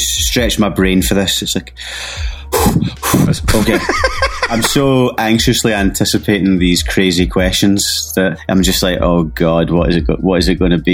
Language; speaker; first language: English; native; English